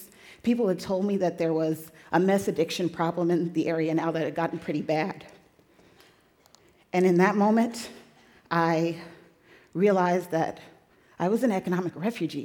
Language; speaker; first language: English; native; English